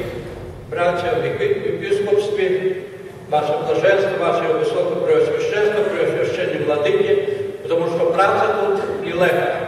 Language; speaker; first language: Ukrainian; non-native, fluent; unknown